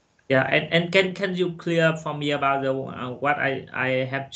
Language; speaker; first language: English; non-native, learner; Vietnamese